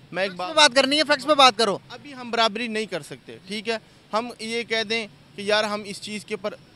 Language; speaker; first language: Urdu; non-native, local second language; Punjabi